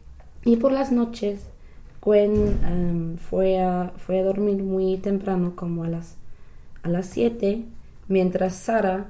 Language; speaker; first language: Spanish; non-native, learner; English